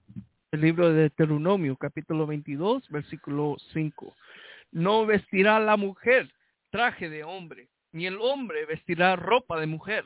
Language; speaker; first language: Spanish; early bilingual, heritage; Spanish